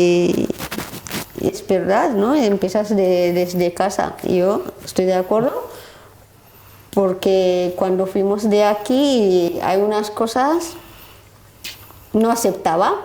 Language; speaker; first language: Spanish; non-native, learner; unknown